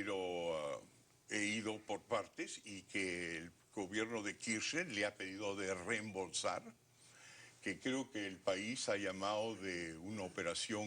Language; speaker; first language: Spanish; native; Spanish